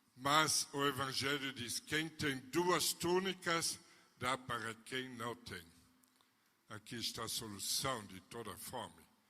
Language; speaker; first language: Portuguese; non-native, fluent; German